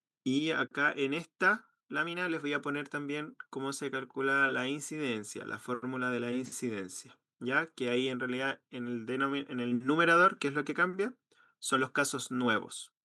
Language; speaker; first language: Spanish; native; Spanish